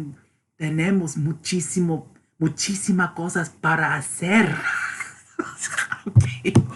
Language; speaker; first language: Spanish; non-native, learner; English